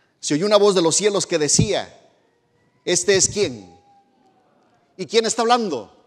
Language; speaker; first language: Spanish; native; Spanish